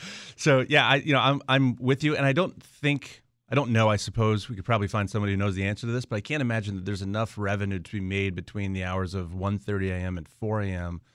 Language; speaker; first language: English; native; English